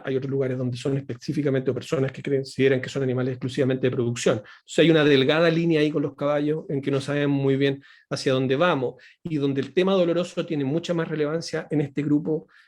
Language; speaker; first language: Spanish; native; Spanish